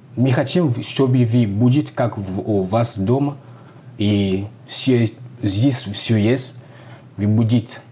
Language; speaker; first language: Russian; non-native, learner; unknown